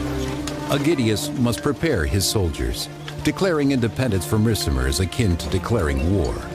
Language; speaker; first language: English; native; English